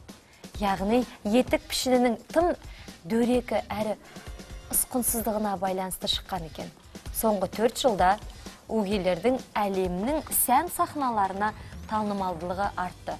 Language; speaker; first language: Kazakh; native; Kazakh